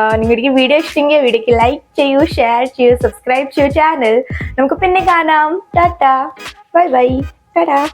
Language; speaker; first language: Malayalam; non-native, learner; Kannada